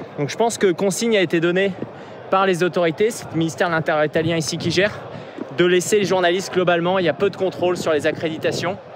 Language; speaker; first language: French; native; French